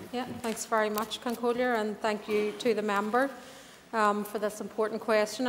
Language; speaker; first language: English; native; English